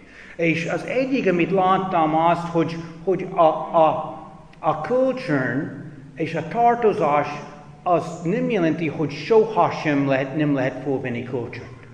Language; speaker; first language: Hungarian; non-native, fluent; English